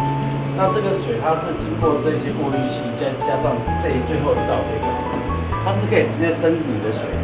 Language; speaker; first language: Chinese; native; Chinese